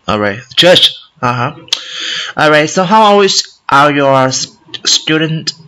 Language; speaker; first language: English; non-native, learner; Vietnamese